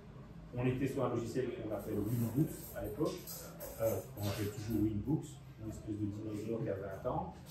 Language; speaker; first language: French; native; French